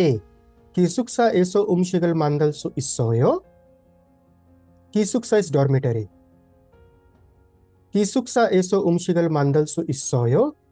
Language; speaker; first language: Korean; non-native, fluent; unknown